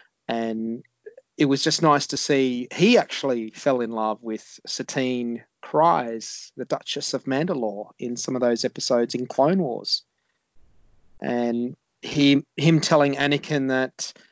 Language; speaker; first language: English; native; English